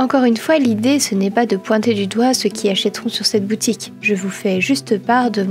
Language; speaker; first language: French; native; French